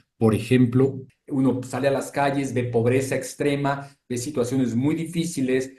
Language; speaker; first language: Spanish; native; Spanish